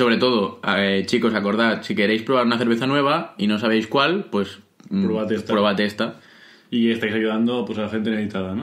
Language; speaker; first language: Spanish; native; Spanish